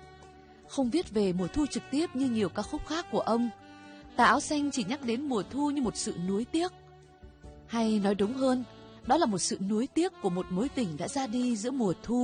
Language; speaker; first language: Vietnamese; native; Vietnamese